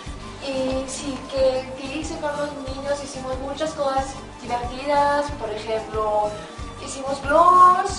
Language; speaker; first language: Spanish; non-native, fluent; German